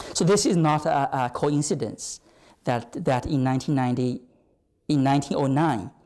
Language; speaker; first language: English; non-native, fluent; Chinese